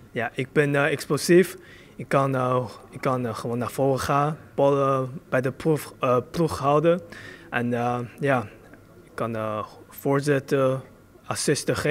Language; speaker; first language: Dutch; early bilingual, other home language; Chinese